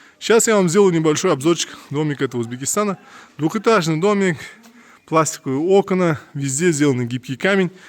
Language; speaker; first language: Russian; non-native, local second language; Uzbek